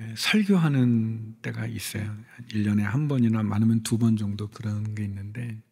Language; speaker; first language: Korean; native; Korean